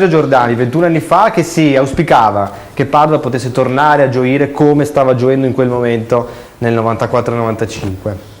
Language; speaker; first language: Italian; native; Italian